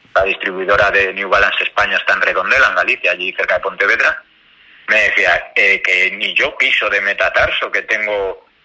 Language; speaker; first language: Spanish; native; Spanish